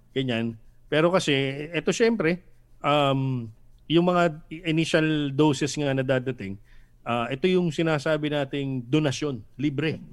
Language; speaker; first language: Filipino; native; Filipino